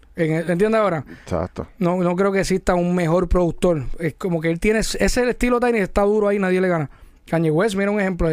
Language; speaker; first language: Spanish; native; Spanish